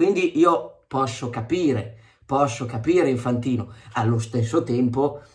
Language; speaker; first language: Italian; native; Italian